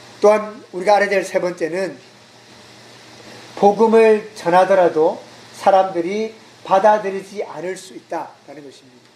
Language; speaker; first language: Korean; native; Korean